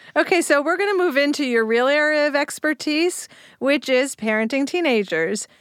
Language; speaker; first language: English; native; English